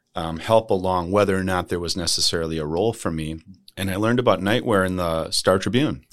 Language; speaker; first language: English; native; English